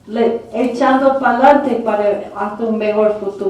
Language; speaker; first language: Spanish; early bilingual, heritage; Spanish